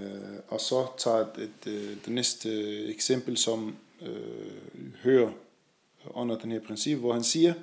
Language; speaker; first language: Danish; non-native, fluent; Arabic